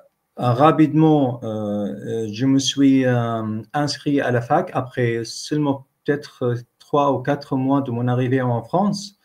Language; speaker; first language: French; non-native, fluent; Arabic